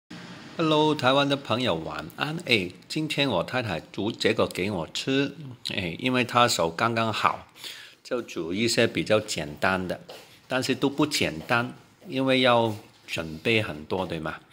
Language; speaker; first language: Chinese; non-native, local second language; Cantonese